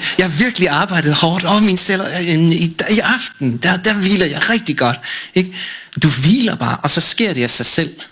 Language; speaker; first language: Danish; non-native, fluent; English